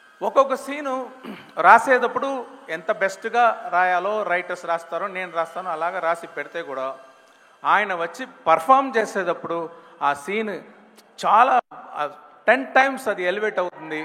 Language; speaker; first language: Telugu; non-native, local second language; Tamil